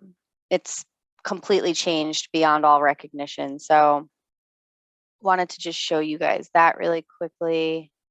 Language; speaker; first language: English; native; English